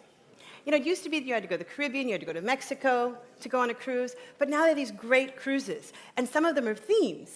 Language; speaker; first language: English; native; English